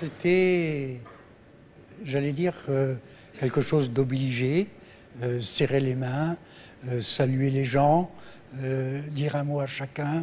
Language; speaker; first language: French; native; French